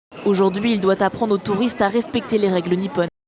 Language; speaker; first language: French; native; French